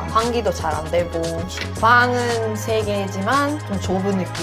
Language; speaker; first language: Korean; non-native, fluent; Swedish